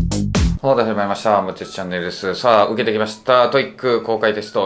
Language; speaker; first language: Japanese; native; Japanese